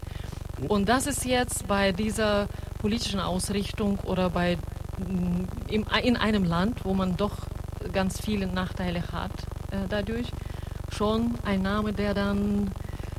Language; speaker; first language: German; non-native, fluent; Russian